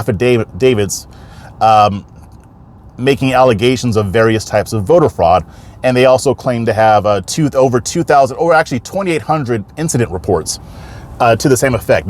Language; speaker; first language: English; native; English